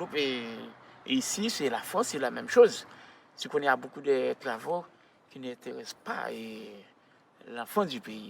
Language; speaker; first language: French; non-native, local second language; Haitian Creole